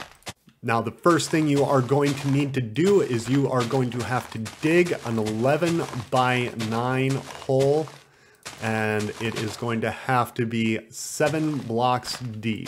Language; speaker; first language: English; native; English